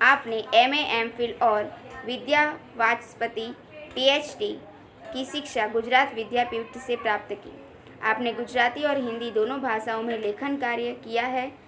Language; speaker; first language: Hindi; non-native, local second language; Gujarati